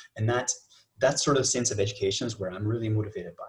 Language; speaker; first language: English; native; English